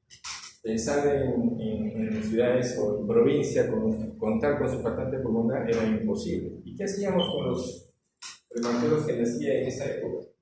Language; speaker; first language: Spanish; native; Spanish